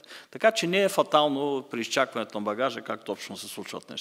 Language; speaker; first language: Bulgarian; native; Bulgarian